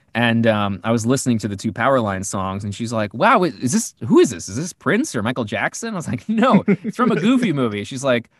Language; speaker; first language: English; native; English